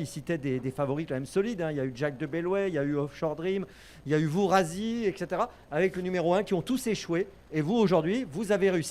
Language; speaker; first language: French; native; French